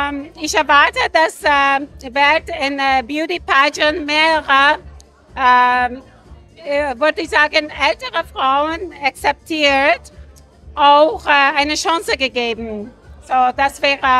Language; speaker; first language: German; non-native, learner; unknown